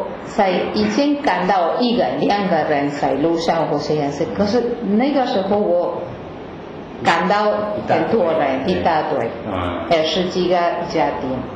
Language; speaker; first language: Chinese; non-native, learner; Spanish